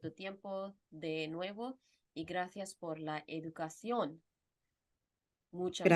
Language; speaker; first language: Spanish; non-native, fluent; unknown